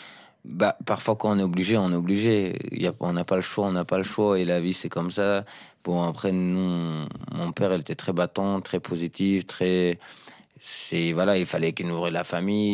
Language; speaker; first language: French; non-native, fluent; Persian